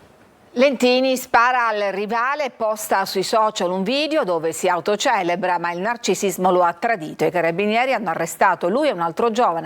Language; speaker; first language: Italian; native; Italian